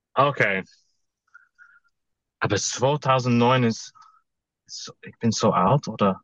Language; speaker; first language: German; non-native, learner; English